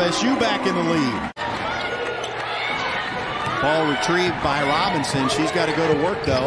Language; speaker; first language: English; native; English